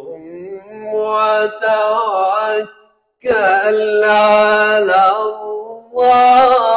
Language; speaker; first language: Arabic; native; Arabic